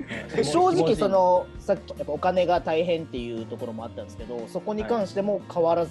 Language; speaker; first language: Japanese; native; Japanese